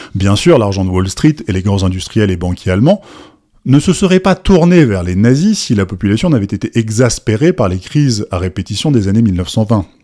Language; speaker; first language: French; native; French